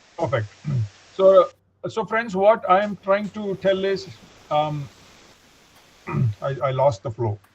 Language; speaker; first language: English; non-native, local second language; Tamil